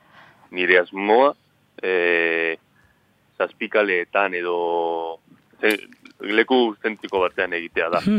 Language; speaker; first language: Basque; non-native, local second language; Spanish